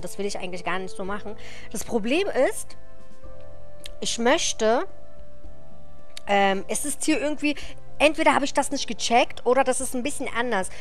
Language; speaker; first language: German; native; German